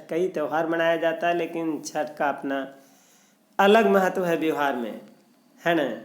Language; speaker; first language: Hindi; non-native, local second language; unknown